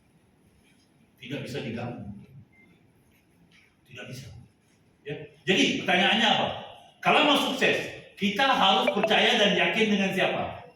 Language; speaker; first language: Indonesian; non-native, fluent; Tamil